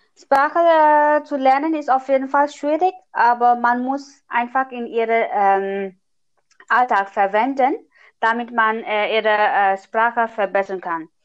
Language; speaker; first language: German; non-native, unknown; Nepali